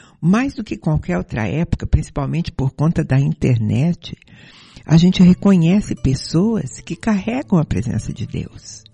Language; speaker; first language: Portuguese; native; Portuguese